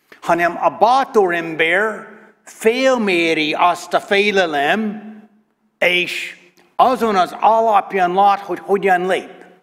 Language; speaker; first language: Hungarian; non-native, learner; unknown